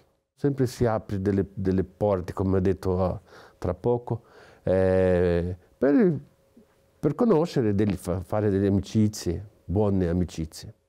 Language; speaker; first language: Italian; non-native, fluent; Portuguese